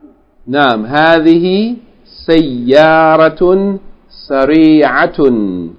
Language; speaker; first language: Arabic; non-native, fluent; English